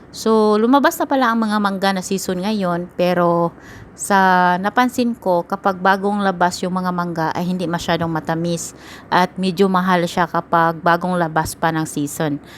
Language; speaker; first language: Filipino; native; Filipino